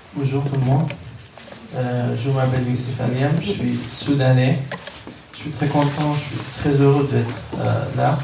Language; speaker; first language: French; non-native, learner; Arabic